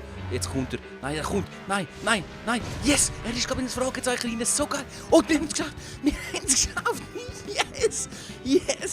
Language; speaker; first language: German; native; German